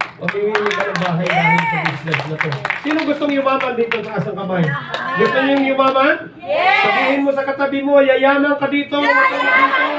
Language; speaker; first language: Filipino; non-native, local second language; Cebuano